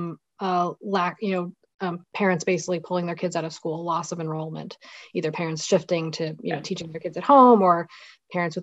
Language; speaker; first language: English; native; English